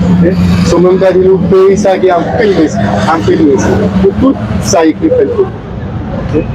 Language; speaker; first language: Haitian Creole; non-native, learner; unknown